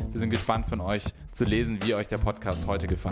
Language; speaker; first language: German; native; German